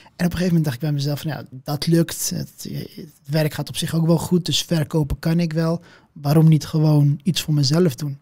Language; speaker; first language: Dutch; early bilingual, other home language; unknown